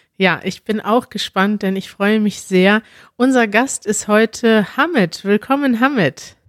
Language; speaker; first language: German; native; German